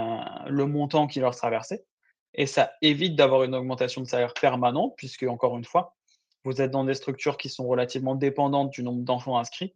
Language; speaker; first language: French; native; French